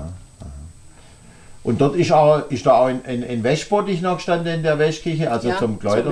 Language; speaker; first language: German; native; German